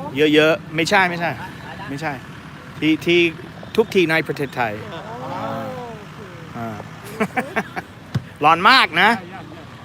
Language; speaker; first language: Thai; non-native, learner; English